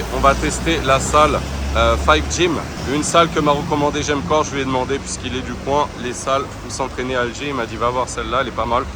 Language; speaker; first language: French; native; French